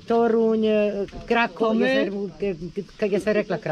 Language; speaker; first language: Polish; non-native, learner; Croatian